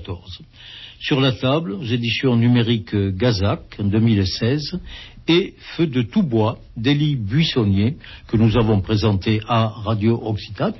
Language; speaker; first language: French; native; French